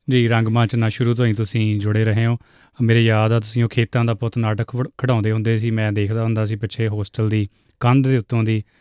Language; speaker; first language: Punjabi; native; Punjabi